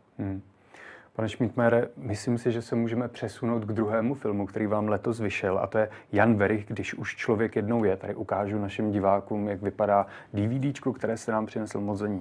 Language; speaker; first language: Czech; native; Czech